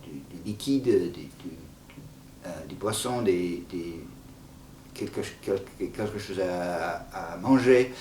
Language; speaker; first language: French; non-native, fluent; English